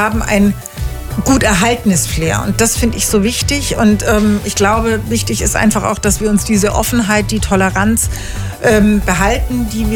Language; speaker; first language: German; native; German